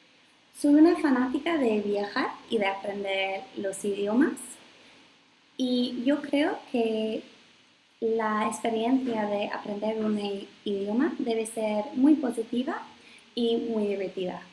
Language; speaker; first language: Spanish; non-native, fluent; English